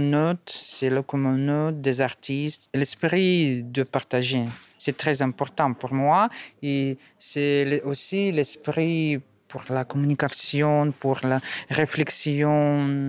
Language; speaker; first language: French; non-native, learner; Russian